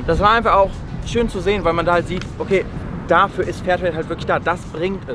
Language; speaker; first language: German; native; German